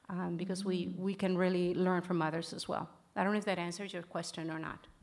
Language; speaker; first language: English; early bilingual, other home language; Spanish